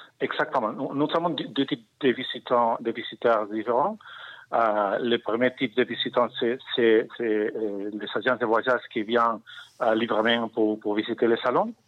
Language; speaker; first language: French; non-native, learner; Spanish